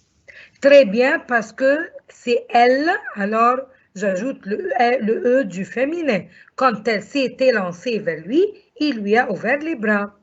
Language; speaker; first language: French; non-native, fluent; Arabic